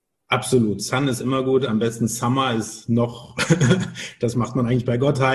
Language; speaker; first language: German; native; German